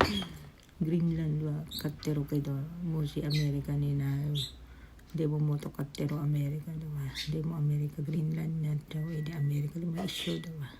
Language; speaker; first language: Japanese; non-native, learner; Filipino